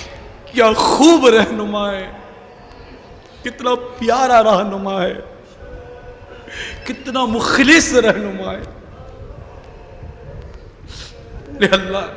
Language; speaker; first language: Urdu; native; Urdu